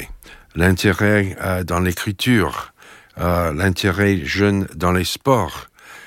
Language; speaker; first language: French; non-native, fluent; English